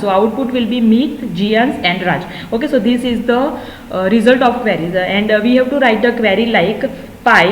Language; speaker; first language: English; non-native, local second language; Gujarati